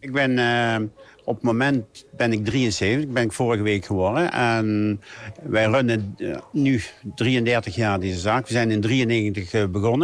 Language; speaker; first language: Dutch; native; Dutch